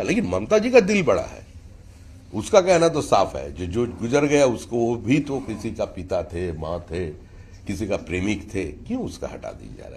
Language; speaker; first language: Hindi; non-native, local second language; Bangla